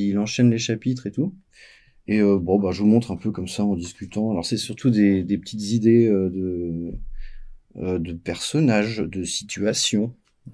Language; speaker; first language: French; native; French